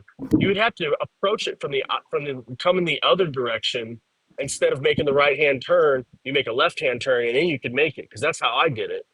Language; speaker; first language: English; native; English